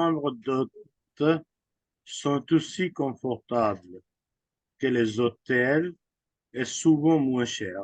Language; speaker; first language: French; non-native, fluent; Urdu